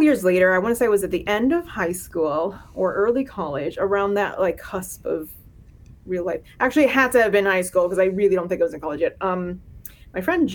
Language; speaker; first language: English; native; English